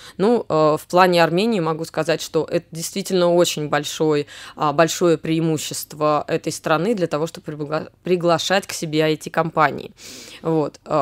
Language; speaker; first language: Russian; native; Russian